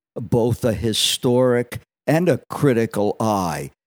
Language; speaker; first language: English; native; English